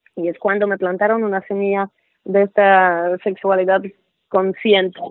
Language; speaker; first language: Spanish; non-native, fluent; Polish